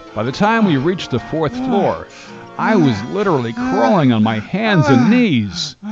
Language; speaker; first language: English; native; English